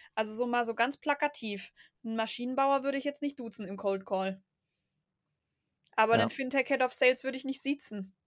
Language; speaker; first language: German; native; German